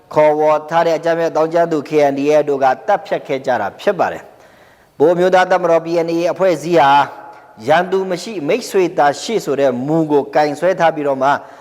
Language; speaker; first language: Burmese; non-native, local second language; Pa'o Karen